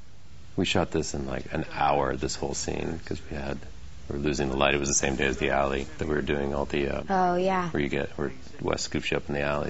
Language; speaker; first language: English; native; English